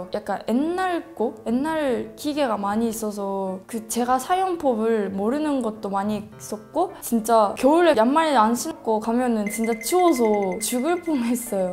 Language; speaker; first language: Korean; non-native, learner; Japanese